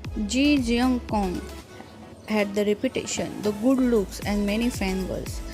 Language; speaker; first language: English; non-native, fluent; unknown